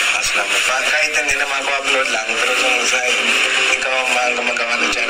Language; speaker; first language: Filipino; non-native, learner; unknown